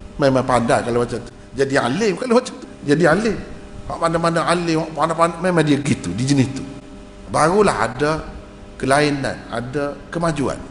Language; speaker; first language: Malay; native; Malay